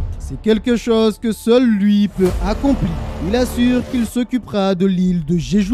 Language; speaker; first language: French; native; French